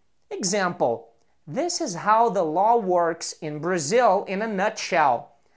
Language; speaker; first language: English; non-native, fluent; Portuguese